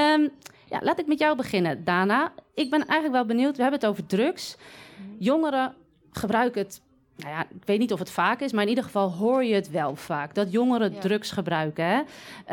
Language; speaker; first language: Dutch; native; Dutch